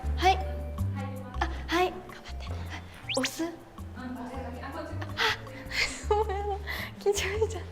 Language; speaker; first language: Japanese; native; Japanese